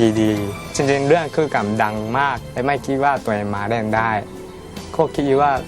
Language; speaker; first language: Thai; early bilingual, heritage; Japanese